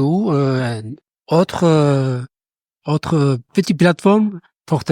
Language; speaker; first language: French; non-native, learner; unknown